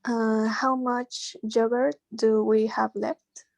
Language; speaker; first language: English; non-native, learner; Spanish